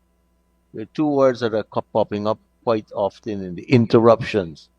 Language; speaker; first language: English; native; English